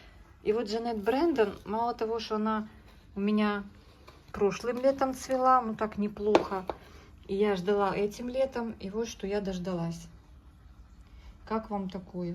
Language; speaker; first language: Russian; native; Russian